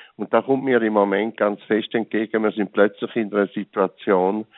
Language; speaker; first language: German; native; German